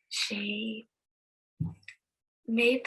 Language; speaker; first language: French; non-native, learner; English